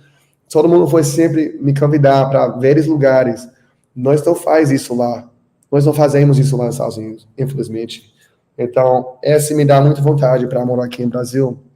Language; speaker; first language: Portuguese; non-native, learner; English